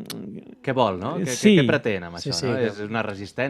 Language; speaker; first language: Catalan; native; Catalan